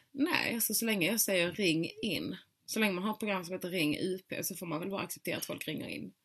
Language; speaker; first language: Swedish; native; Swedish